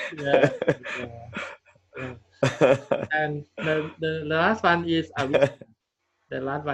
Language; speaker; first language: English; non-native, learner; Thai